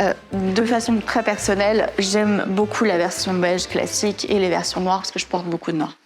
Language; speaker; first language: French; native; French